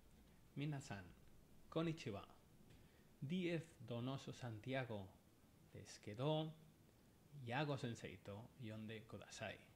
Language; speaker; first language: Japanese; non-native, fluent; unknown